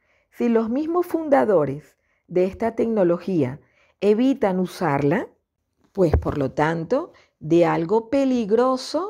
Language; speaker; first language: Spanish; native; Spanish